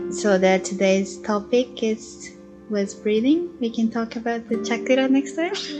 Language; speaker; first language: English; non-native, learner; Japanese